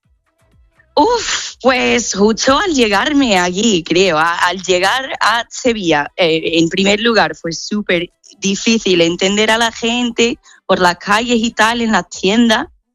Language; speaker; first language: Spanish; non-native, fluent; English